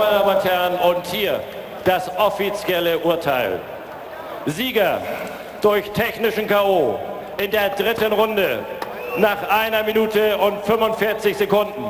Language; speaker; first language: German; native; German